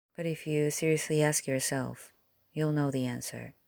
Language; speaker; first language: English; non-native, fluent; Korean